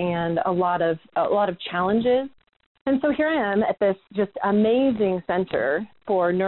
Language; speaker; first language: English; native; English